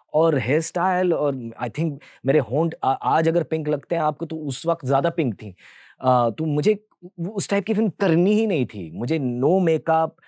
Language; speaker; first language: Hindi; early bilingual, heritage; Hindi